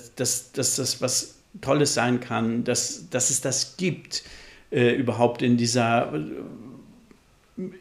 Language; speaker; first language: German; native; German